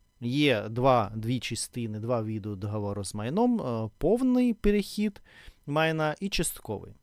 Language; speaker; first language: Ukrainian; non-native, learner; Russian